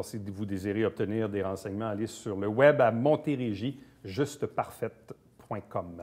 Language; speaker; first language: French; native; French